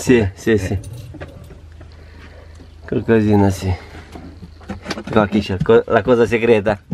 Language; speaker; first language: Italian; non-native, fluent; Romanian